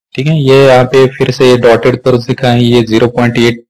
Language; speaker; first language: Hindi; non-native, local second language; Marathi